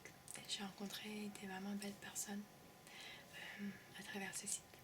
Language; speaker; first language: French; early bilingual, heritage; French